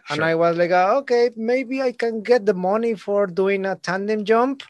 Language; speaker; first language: English; non-native, learner; Spanish